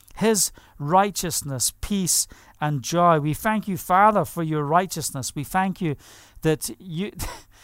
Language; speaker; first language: English; native; English